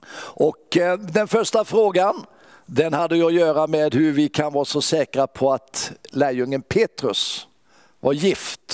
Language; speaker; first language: Swedish; native; Swedish